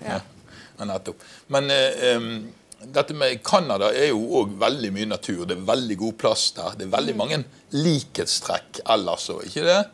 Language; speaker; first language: Norwegian; native; Norwegian